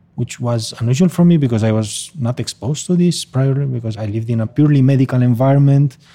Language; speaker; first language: English; non-native, fluent; Spanish